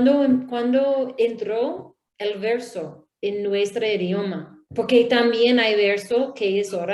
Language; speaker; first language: Spanish; non-native, learner; English